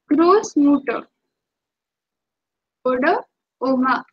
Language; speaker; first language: German; non-native, fluent; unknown